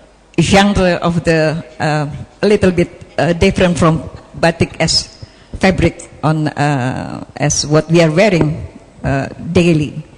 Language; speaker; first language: English; non-native, fluent; Indonesian